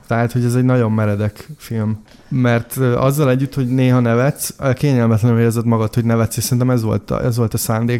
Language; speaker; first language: Hungarian; native; Hungarian